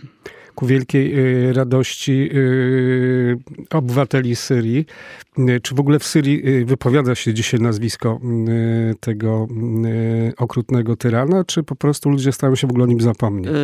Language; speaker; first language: Polish; native; Polish